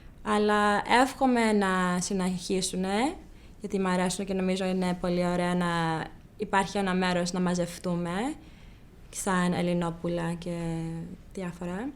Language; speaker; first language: Greek; early bilingual, heritage; Greek